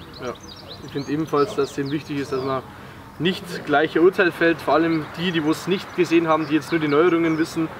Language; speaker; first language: German; native; German